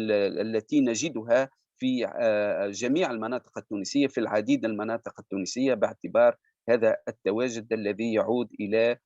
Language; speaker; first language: Arabic; native; Arabic